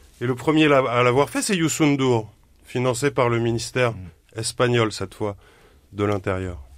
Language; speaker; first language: French; native; French